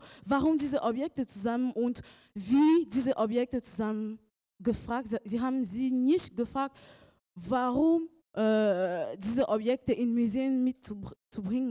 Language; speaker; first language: German; non-native, learner; French